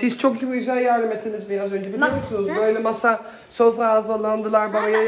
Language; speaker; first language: Turkish; early bilingual, heritage; Turkish